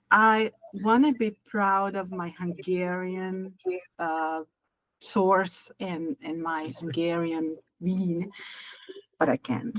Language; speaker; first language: English; non-native, learner; Hungarian